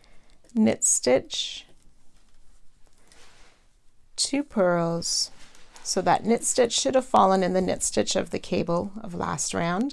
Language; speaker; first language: English; native; English